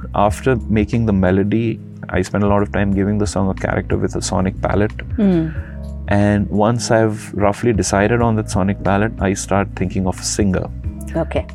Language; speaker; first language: English; non-native, local second language; Gujarati